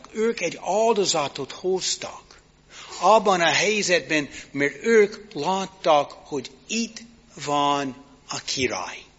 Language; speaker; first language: Hungarian; non-native, fluent; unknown